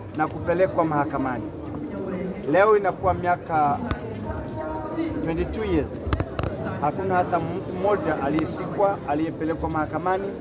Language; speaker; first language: Swahili; non-native, local second language; Kinyarwanda